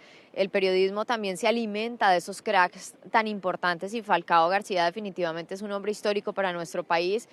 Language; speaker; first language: Spanish; native; Spanish